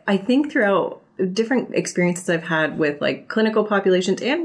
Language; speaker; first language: English; native; English